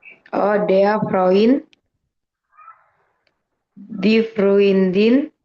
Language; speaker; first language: German; non-native, learner; Indonesian